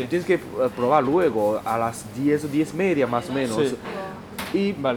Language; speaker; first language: Spanish; non-native, learner; Chinese